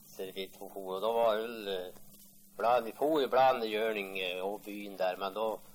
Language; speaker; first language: Swedish; native; Swedish